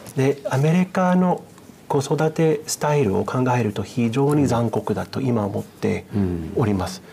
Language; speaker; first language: Japanese; non-native, fluent; English